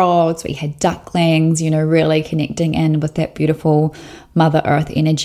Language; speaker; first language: English; native; English